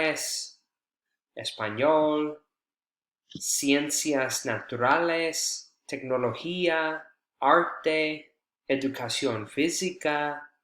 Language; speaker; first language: Spanish; non-native, fluent; English